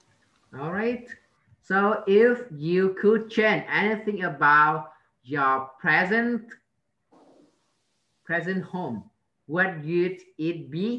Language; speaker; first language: English; non-native, learner; Vietnamese